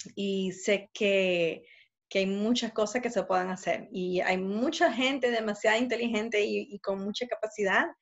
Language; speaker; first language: Spanish; early bilingual, heritage; Spanish